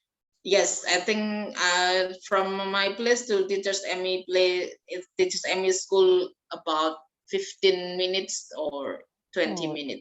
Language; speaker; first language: English; non-native, fluent; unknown